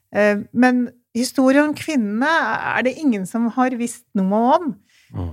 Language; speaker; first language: Norwegian; early bilingual, other home language; Urdu